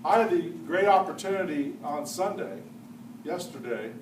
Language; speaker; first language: English; native; English